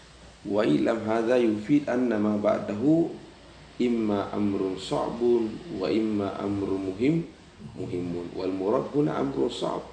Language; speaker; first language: Arabic; non-native, fluent; Indonesian